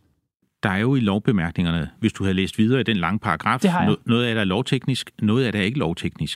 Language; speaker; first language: Danish; native; Danish